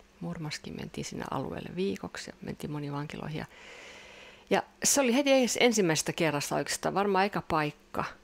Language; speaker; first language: Finnish; non-native, local second language; Swedish